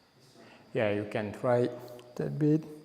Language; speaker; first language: English; non-native, learner; French